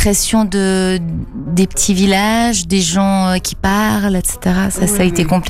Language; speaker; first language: French; native; French